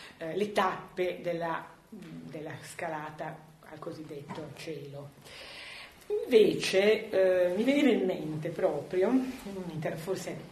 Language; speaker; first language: Italian; native; Italian